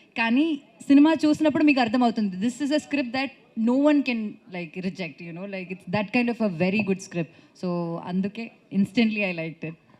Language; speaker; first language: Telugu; non-native, fluent; Malayalam